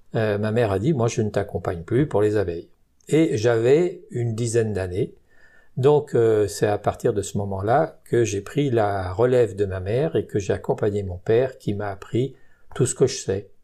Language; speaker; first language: French; native; French